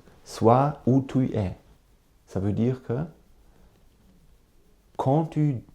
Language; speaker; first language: French; non-native, learner; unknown